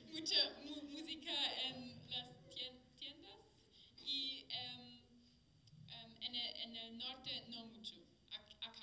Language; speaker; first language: Spanish; non-native, learner; German